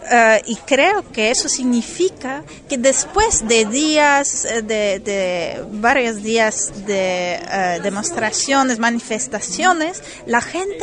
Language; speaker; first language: Spanish; non-native, fluent; German